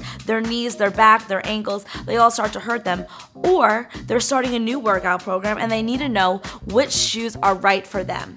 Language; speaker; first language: English; native; English